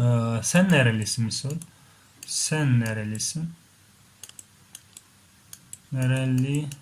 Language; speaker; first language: Turkish; non-native, fluent; Tajik